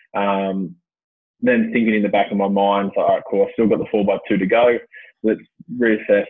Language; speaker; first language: English; native; English